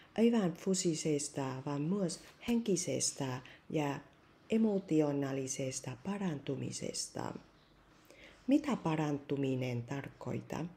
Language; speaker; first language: Finnish; non-native, learner; Vietnamese